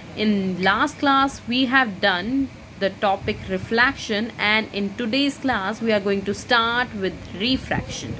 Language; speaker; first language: English; non-native, local second language; Hindi